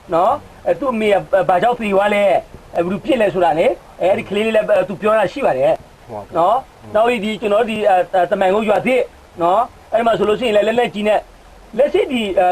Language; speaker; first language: Burmese; non-native, local second language; S'gaw Karen